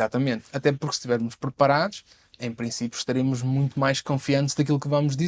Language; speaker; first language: Portuguese; native; Portuguese